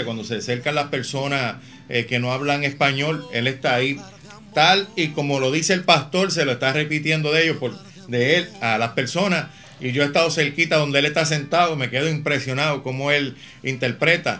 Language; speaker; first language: Spanish; native; Spanish